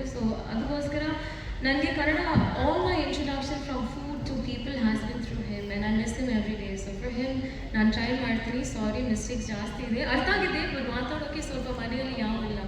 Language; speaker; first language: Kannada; non-native, learner; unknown